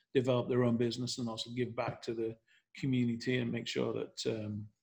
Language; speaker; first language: English; native; English